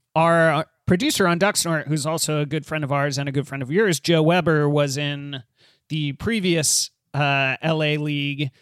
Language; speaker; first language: English; native; English